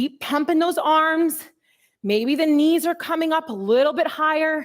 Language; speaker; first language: English; native; English